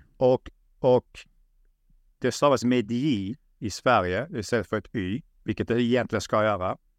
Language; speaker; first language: Swedish; early bilingual, other home language; Russian